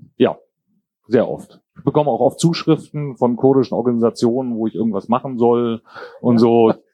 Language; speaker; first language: German; native; German